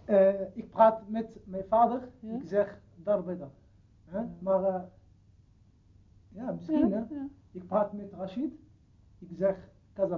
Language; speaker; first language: Dutch; non-native, learner; Arabic